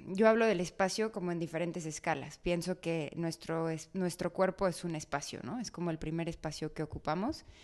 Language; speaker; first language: Spanish; native; Spanish